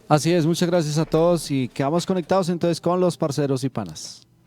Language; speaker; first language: Spanish; native; Spanish